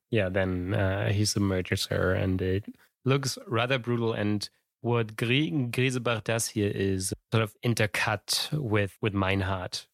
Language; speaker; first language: English; non-native, fluent; German